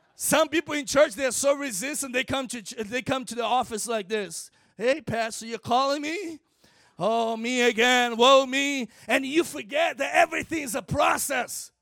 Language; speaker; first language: English; non-native, fluent; Portuguese